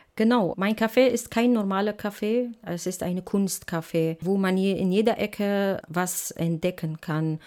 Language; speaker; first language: German; non-native, fluent; Arabic